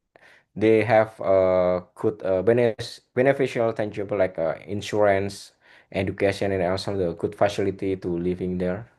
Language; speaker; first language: English; non-native, learner; Indonesian